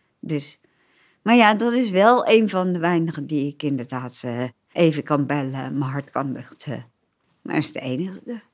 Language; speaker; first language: Dutch; native; Dutch